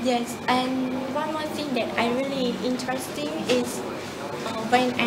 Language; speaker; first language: English; non-native, learner; Khmer